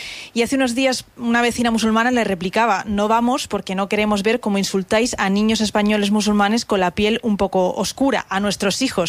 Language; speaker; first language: Spanish; native; Spanish